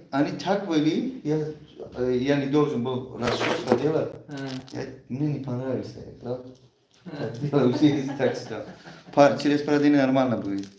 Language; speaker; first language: Russian; non-native, learner; Tajik